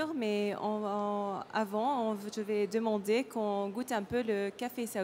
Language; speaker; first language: French; non-native, learner; Arabic